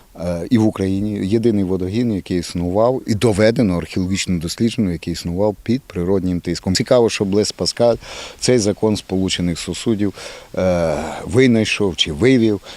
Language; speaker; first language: Ukrainian; native; Ukrainian